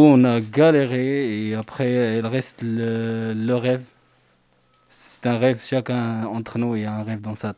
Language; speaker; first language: French; non-native, learner; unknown